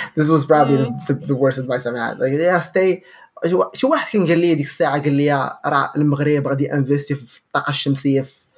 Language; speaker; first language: English; non-native, fluent; Arabic